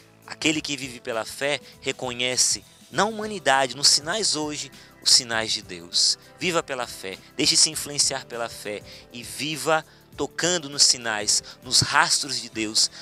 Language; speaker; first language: Portuguese; native; Portuguese